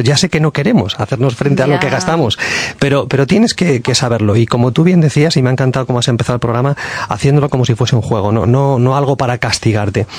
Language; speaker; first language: Spanish; native; Spanish